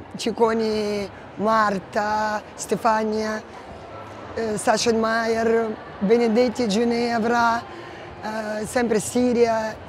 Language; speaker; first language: Italian; non-native, fluent; Ukrainian